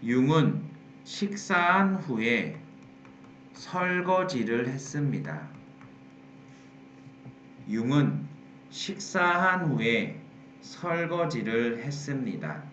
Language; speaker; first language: Korean; non-native, fluent; Vietnamese